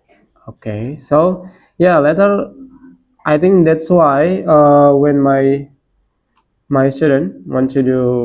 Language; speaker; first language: English; non-native, learner; Indonesian